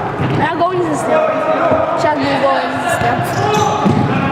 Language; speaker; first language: Russian; native; Russian